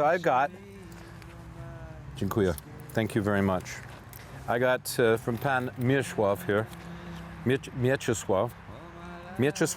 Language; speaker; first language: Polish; non-native, learner; English